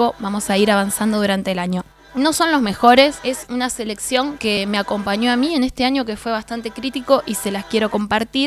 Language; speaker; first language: Spanish; native; Spanish